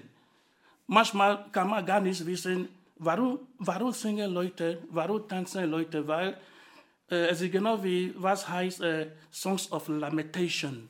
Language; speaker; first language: German; non-native, fluent; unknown